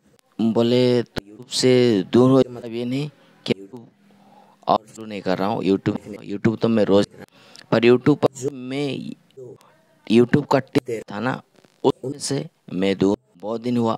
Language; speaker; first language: Hindi; non-native, local second language; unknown